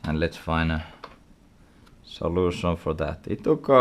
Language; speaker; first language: English; non-native, fluent; Finnish